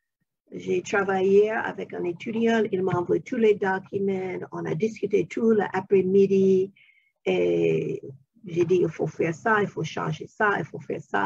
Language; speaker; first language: French; non-native, fluent; English